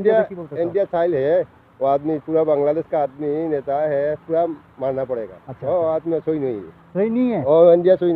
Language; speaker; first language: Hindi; non-native, learner; Bangla